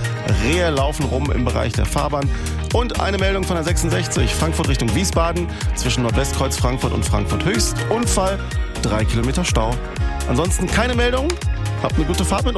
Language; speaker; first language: German; native; German